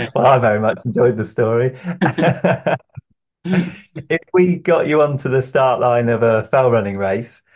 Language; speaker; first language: English; native; English